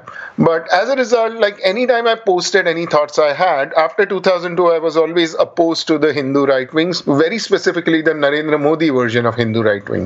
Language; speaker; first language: English; non-native, local second language; Marathi